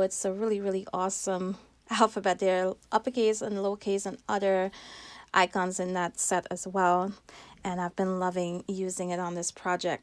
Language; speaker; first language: English; native; English